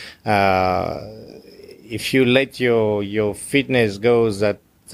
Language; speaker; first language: English; non-native, fluent; French